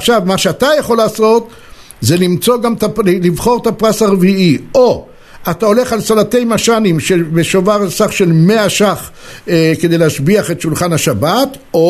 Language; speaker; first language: Hebrew; native; Hebrew